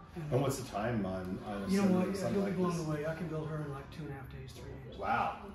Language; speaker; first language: English; native; English